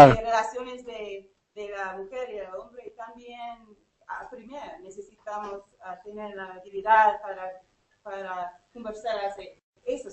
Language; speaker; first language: Spanish; non-native, learner; English